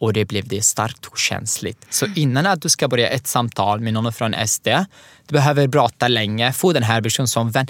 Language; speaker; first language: Swedish; non-native, learner; Arabic